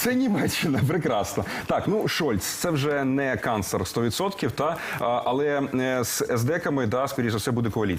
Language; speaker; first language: Ukrainian; native; Ukrainian